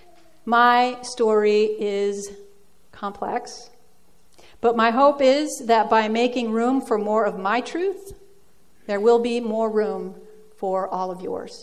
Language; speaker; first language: English; early bilingual, other home language; Dutch